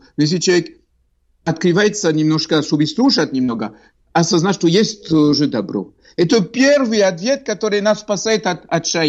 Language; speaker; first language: Russian; non-native, fluent; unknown